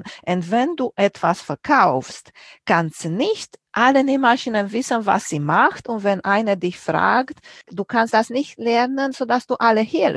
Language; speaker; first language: German; non-native, fluent; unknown